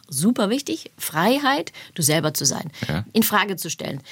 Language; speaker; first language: German; native; German